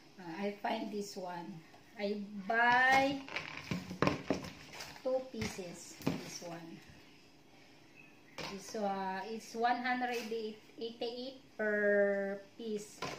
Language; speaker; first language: English; non-native, local second language; Filipino